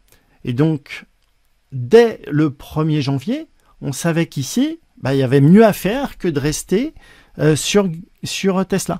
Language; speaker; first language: French; native; French